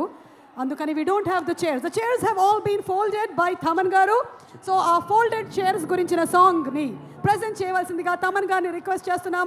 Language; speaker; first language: Telugu; native; Telugu